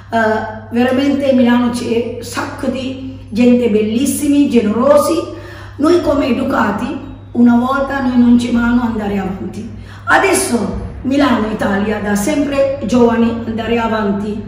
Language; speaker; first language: Italian; non-native, learner; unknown